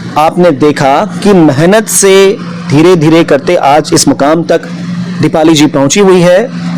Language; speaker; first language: Hindi; native; Hindi